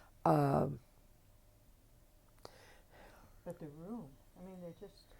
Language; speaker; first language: English; native; English